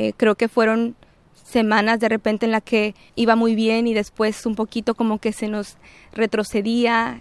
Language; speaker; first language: Spanish; native; Spanish